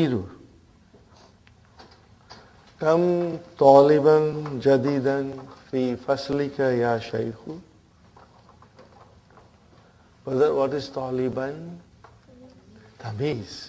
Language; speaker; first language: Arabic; non-native, fluent; Bangla